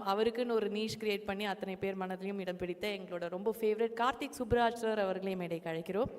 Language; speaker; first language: Tamil; native; Tamil